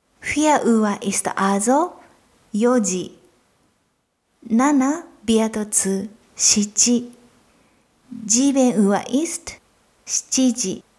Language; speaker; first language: German; non-native, fluent; Japanese